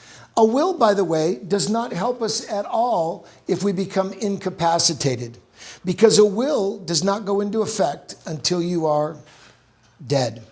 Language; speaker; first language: English; native; English